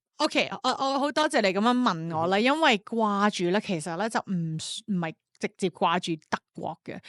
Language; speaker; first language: Cantonese; early bilingual, heritage; Cantonese